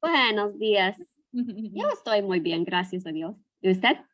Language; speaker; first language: Spanish; non-native, fluent; English